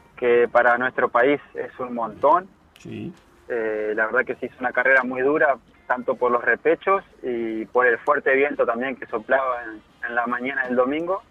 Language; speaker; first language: Spanish; native; Spanish